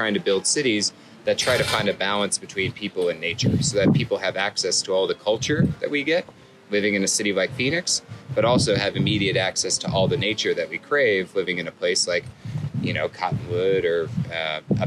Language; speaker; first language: English; native; English